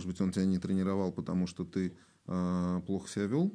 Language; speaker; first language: Russian; native; Russian